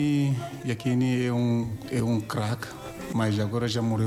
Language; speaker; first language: Portuguese; non-native, learner; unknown